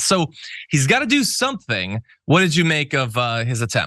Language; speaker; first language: English; native; English